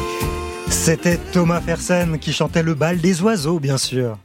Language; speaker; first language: French; native; French